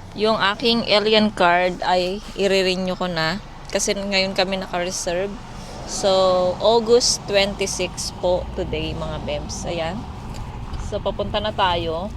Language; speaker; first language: Filipino; native; Filipino